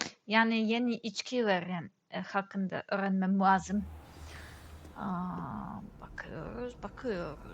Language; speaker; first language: Turkish; non-native, learner; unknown